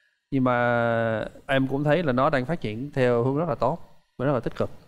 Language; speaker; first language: Vietnamese; non-native, fluent; English